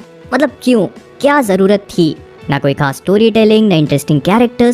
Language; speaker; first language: Hindi; native; Hindi